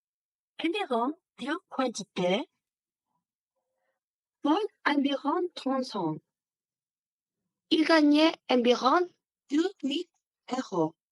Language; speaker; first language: French; non-native, learner; Spanish